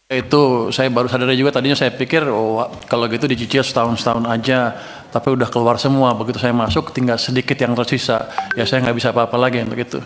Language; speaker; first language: Indonesian; native; Indonesian